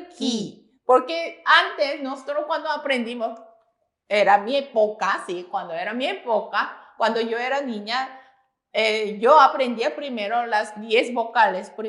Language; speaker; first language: Spanish; non-native, fluent; Korean